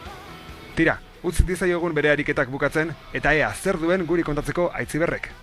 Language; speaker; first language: Basque; native; Basque